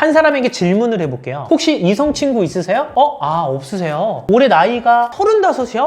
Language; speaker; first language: Korean; native; Korean